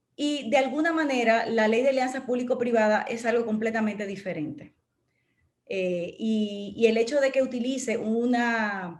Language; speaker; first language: Spanish; native; Spanish